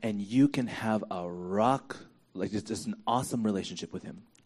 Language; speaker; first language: English; native; English